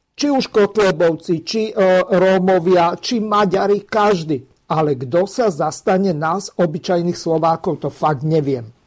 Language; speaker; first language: Slovak; native; Slovak